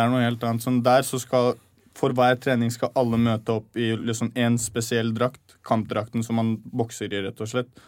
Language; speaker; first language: Norwegian; early bilingual, other home language; Chechen